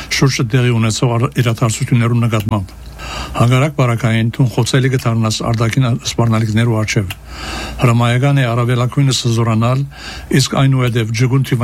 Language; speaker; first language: Armenian; early bilingual, heritage; Armenian